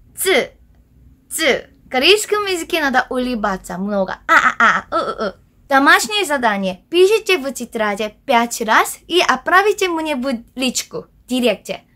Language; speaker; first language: Russian; non-native, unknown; Korean